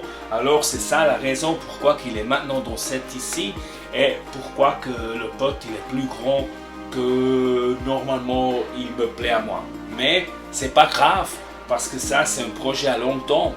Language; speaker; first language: French; non-native, learner; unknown